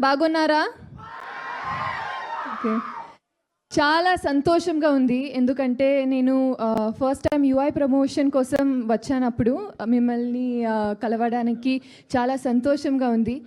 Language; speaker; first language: Telugu; non-native, learner; Kannada